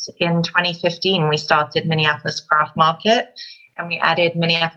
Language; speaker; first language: English; native; English